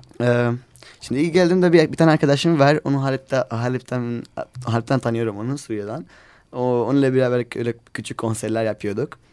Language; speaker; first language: Turkish; non-native, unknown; Arabic